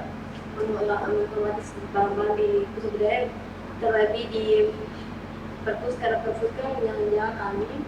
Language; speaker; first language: Indonesian; non-native, fluent; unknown